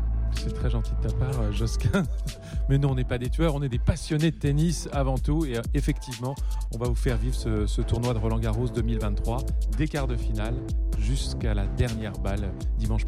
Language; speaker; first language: French; native; French